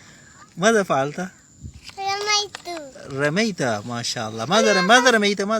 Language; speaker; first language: Arabic; non-native, fluent; Urdu